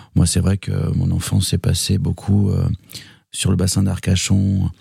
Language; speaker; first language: French; native; French